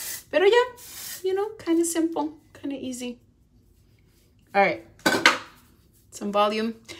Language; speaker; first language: English; early bilingual, other home language; Spanish